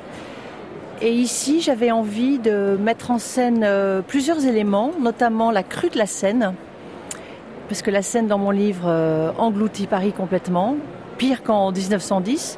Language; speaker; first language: French; native; French